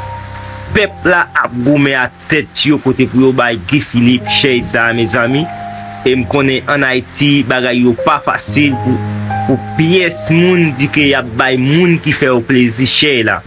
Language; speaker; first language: Haitian Creole; native; Haitian Creole